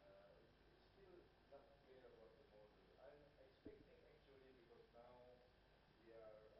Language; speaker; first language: English; non-native, fluent; Indonesian